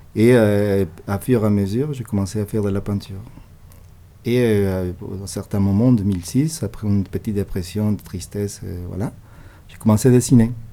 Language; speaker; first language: French; non-native, fluent; Spanish